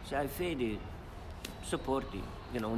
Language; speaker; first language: Italian; non-native, fluent; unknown